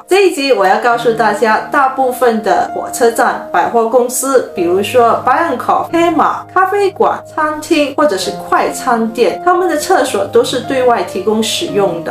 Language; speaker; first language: Chinese; native; Chinese